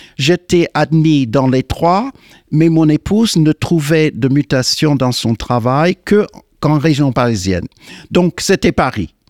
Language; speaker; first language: French; non-native, fluent; English